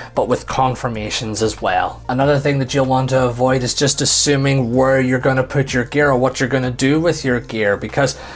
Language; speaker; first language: English; native; English